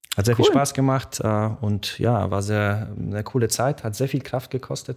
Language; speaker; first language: German; early bilingual, other home language; Polish